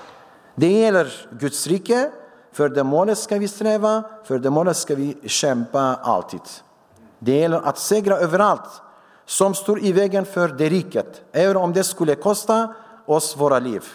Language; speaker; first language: Swedish; non-native, fluent; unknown